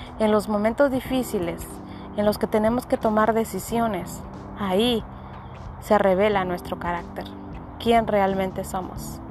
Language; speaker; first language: Spanish; native; Spanish